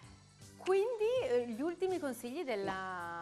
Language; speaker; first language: Italian; native; Italian